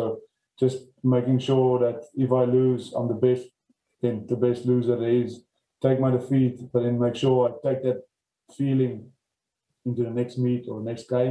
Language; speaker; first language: English; non-native, local second language; Afrikaans